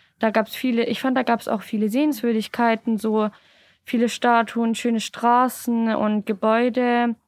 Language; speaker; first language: German; native; German